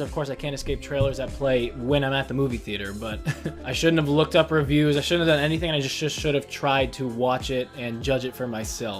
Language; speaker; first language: English; native; English